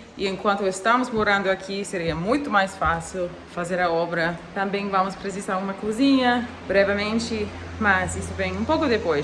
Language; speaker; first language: Portuguese; non-native, fluent; English